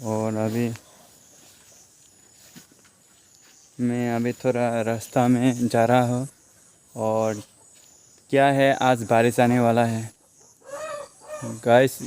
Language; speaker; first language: Hindi; non-native, local second language; Kok Borok